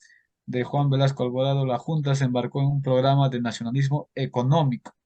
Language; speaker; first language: Spanish; native; Spanish